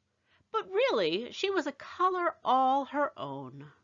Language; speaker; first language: English; native; English